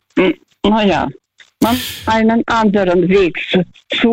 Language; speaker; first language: German; non-native, fluent; Russian